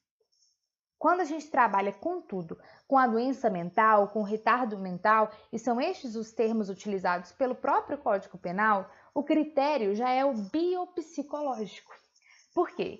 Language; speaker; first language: Portuguese; native; Portuguese